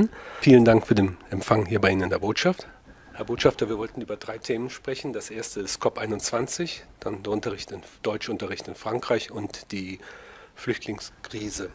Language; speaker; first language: German; native; German